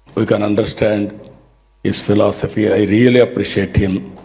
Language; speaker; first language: English; non-native, local second language; Telugu